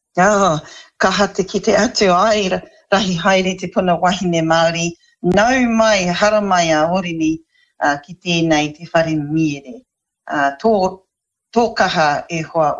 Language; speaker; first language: Māori; non-native, local second language; English